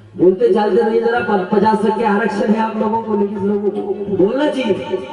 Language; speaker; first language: Hindi; non-native, local second language; Marathi